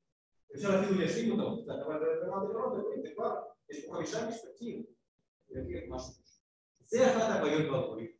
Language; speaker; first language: Hebrew; non-native, fluent; Russian